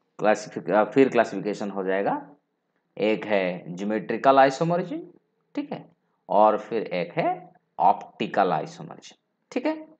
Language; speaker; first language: Hindi; non-native, local second language; Bangla